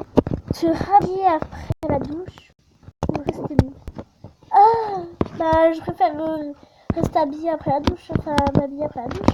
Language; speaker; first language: French; native; French